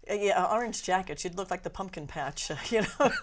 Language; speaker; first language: English; native; English